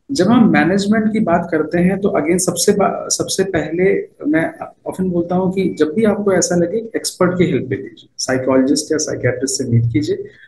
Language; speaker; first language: Hindi; native; Hindi